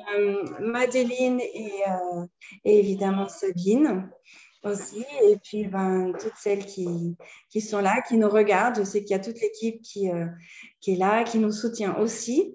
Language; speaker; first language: French; native; French